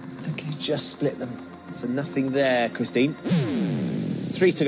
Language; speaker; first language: English; native; English